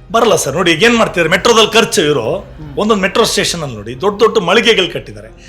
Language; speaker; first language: Kannada; native; Kannada